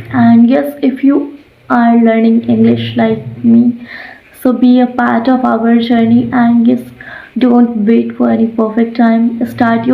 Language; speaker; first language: English; non-native, learner; Odia